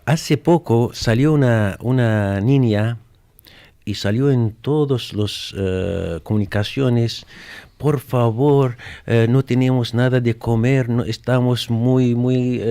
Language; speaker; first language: Spanish; non-native, fluent; Arabic